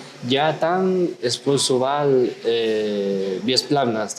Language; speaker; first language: Russian; non-native, learner; Spanish